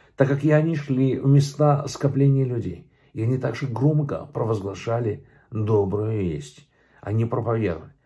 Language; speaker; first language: Russian; early bilingual, other home language; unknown